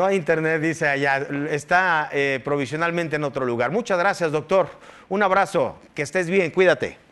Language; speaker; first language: Spanish; native; Spanish